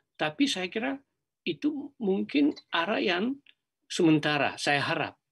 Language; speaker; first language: Indonesian; non-native, fluent; Japanese